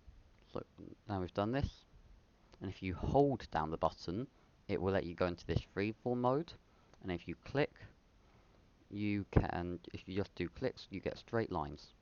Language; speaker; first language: English; native; English